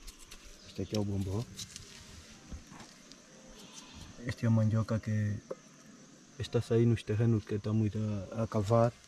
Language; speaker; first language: Portuguese; non-native, fluent; Vietnamese